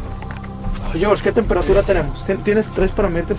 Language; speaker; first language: Spanish; native; Spanish